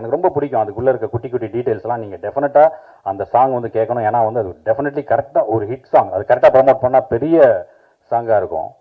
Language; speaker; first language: Tamil; native; Tamil